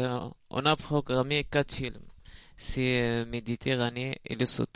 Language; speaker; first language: French; non-native, learner; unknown